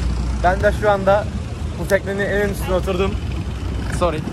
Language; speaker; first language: Turkish; native; Turkish